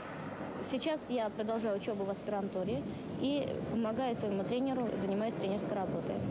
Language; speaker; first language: Russian; native; Russian